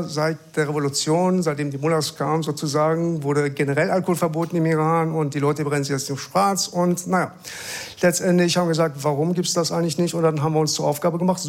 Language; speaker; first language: German; early bilingual, other home language; Persian